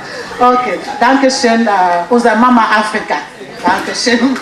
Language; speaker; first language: German; non-native, fluent; French